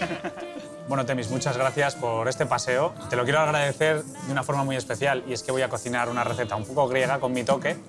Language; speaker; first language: Spanish; native; Spanish